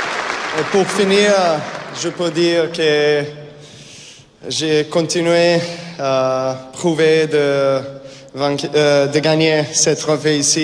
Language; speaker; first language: French; non-native, learner; Serbian